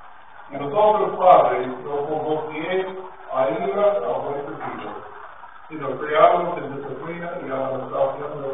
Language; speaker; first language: Spanish; non-native, learner; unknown